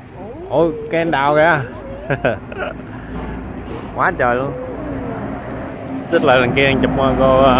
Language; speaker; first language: Vietnamese; native; Vietnamese